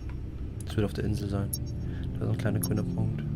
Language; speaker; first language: German; native; German